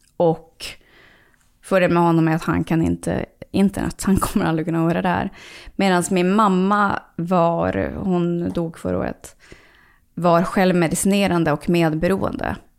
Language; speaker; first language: Swedish; native; Swedish